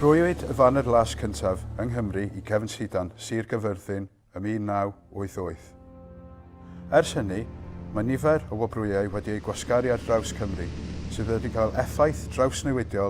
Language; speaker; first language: Welsh; native; Welsh